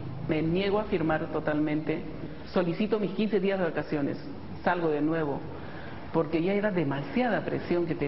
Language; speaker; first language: Spanish; native; Spanish